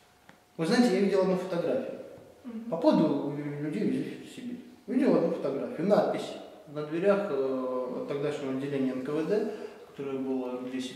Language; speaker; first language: Russian; native; Russian